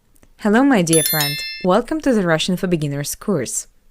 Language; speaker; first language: English; non-native, fluent; Russian